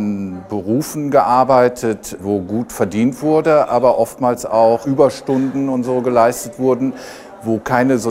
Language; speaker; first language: German; native; German